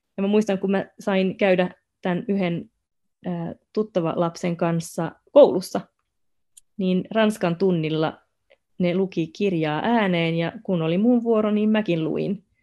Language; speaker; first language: Finnish; non-native, local second language; Swedish